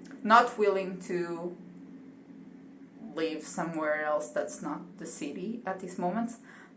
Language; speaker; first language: English; non-native, fluent; Portuguese